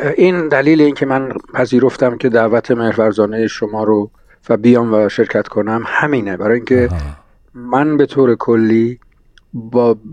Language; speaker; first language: Persian; native; Persian